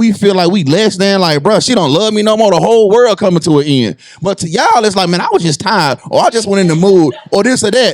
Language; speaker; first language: English; native; English